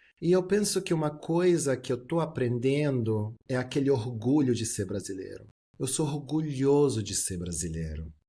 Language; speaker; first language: Portuguese; early bilingual, heritage; Portuguese